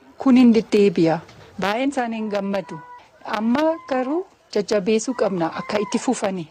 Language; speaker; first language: Oromo; non-native, fluent; German